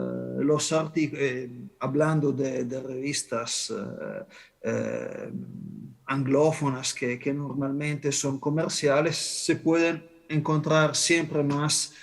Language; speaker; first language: Spanish; non-native, fluent; Italian